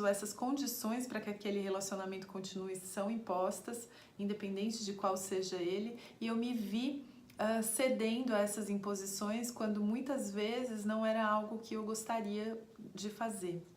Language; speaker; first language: Portuguese; native; Portuguese